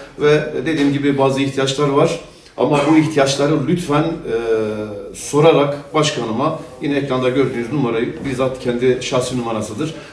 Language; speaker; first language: Turkish; native; Turkish